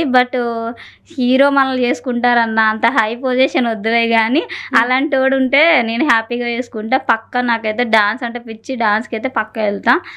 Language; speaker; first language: Telugu; native; Telugu